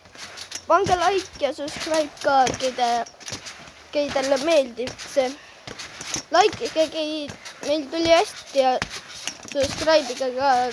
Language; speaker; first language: Estonian; early bilingual, heritage; Finnish